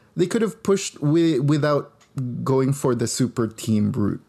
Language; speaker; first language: English; non-native, local second language; Filipino